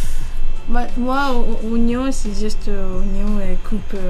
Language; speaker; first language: French; non-native, learner; Japanese